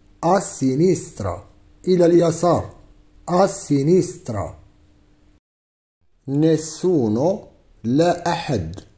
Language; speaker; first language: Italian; non-native, fluent; Arabic